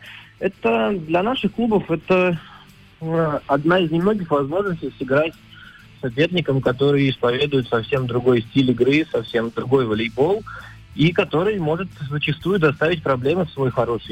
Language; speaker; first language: Russian; native; Russian